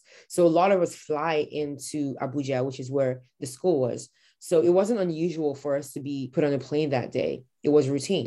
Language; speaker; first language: English; non-native, local second language; Igbo